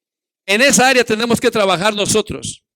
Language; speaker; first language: Spanish; native; Spanish